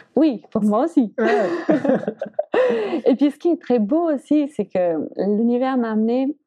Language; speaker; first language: French; non-native, fluent; Spanish